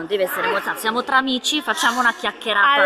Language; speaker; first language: Italian; native; Italian